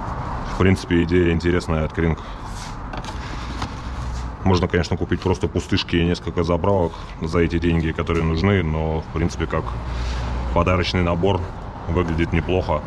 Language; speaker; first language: Russian; native; Russian